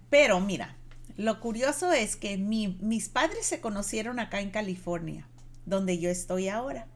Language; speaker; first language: Spanish; native; Spanish